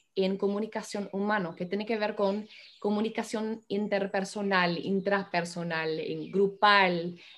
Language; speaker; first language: Spanish; non-native, fluent; English